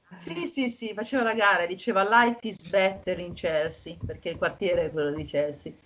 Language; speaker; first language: Italian; native; Italian